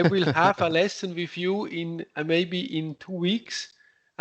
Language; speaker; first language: English; non-native, learner; Italian